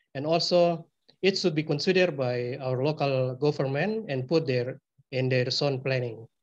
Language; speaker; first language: English; non-native, fluent; Indonesian